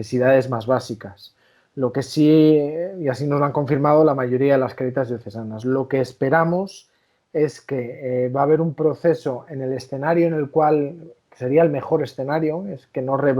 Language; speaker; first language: Spanish; native; Spanish